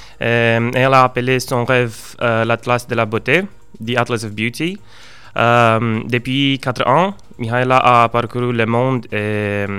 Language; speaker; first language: French; non-native, learner; Romanian